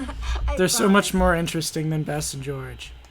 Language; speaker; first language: English; native; English